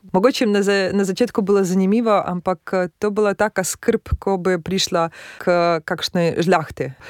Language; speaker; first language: Slovenian; non-native, fluent; Russian